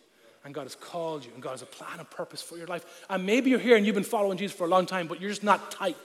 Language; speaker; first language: English; non-native, local second language; Irish